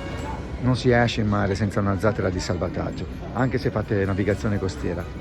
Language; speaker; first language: Italian; native; Italian